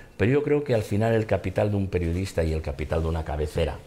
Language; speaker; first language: Spanish; non-native, local second language; Catalan